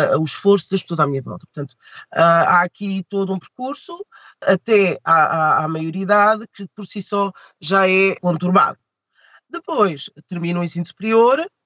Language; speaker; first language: Portuguese; early bilingual, other home language; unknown